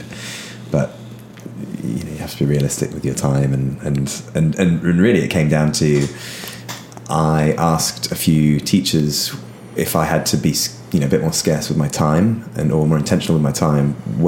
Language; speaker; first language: English; native; English